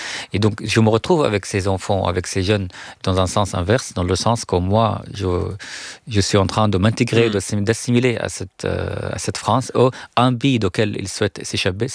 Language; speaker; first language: French; non-native, fluent; Arabic